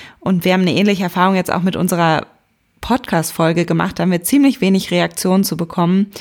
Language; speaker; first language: German; native; German